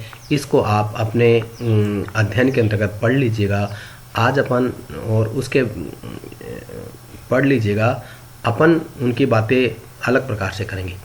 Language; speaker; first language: Hindi; native; Hindi